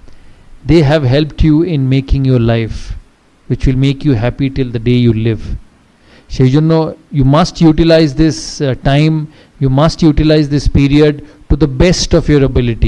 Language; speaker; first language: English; non-native, local second language; Bangla